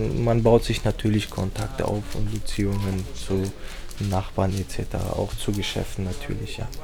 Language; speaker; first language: German; early bilingual, other home language; Persian